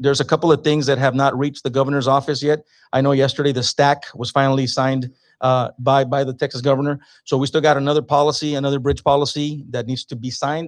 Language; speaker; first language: English; native; English